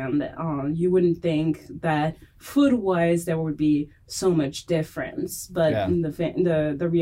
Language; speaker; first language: English; non-native, fluent; French